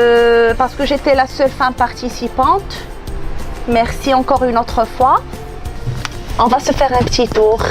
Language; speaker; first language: French; non-native, local second language; Arabic